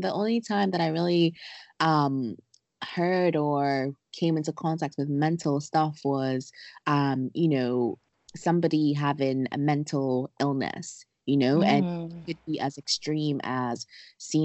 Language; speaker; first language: English; non-native, local second language; Akan